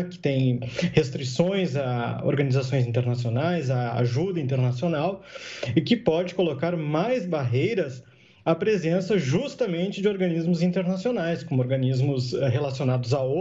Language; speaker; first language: Portuguese; native; Portuguese